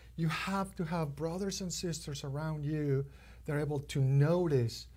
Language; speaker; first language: English; non-native, fluent; Spanish